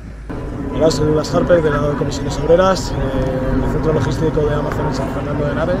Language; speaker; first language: Spanish; native; Spanish